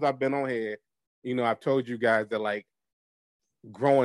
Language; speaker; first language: English; native; English